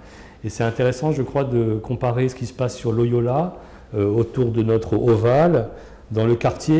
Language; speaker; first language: French; native; French